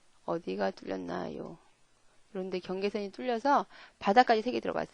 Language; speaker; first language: Korean; native; Korean